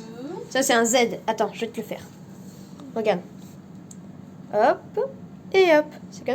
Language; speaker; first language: French; native; French